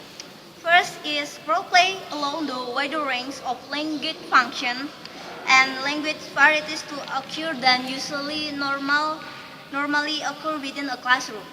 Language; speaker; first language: English; non-native, learner; Indonesian